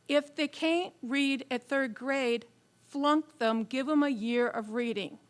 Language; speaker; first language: English; native; English